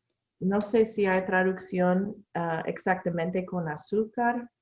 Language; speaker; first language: Spanish; non-native, fluent; English